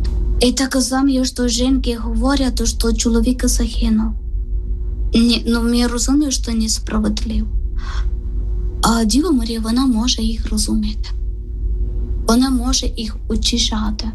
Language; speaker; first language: Ukrainian; non-native, learner; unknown